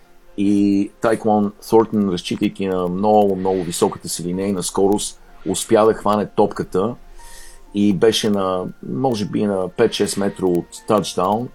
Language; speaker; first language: Bulgarian; native; Bulgarian